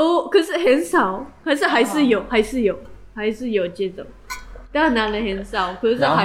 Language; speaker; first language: Chinese; non-native, learner; Japanese